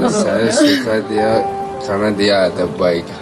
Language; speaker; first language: Indonesian; non-native, learner; Persian